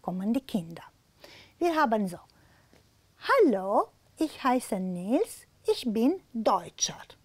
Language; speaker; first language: German; non-native, fluent; Romanian